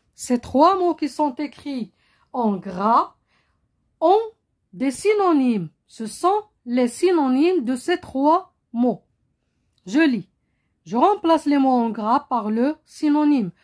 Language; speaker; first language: French; non-native, local second language; Arabic